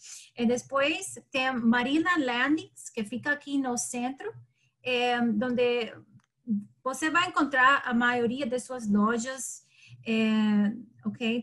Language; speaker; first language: Portuguese; non-native, learner; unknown